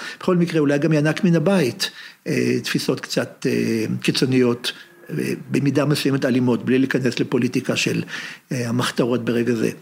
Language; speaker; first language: Hebrew; native; Hebrew